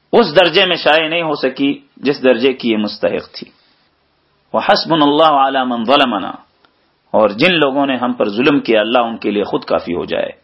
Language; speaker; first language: Urdu; native; Urdu